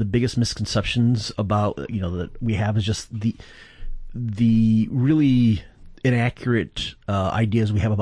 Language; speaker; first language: English; native; English